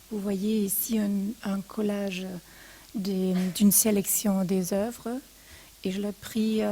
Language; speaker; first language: French; non-native, fluent; German